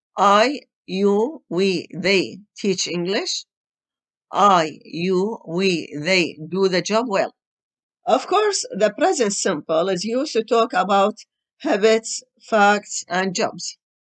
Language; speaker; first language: English; non-native, fluent; Arabic